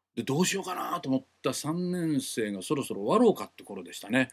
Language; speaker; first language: Japanese; native; Japanese